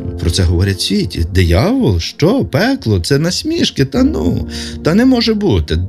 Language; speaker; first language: Ukrainian; native; Ukrainian